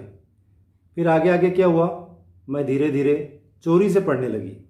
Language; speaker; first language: Hindi; non-native, local second language; Marathi